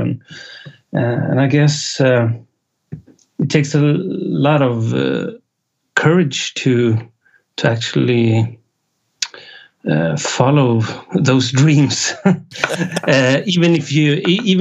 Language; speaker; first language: English; non-native, fluent; Swedish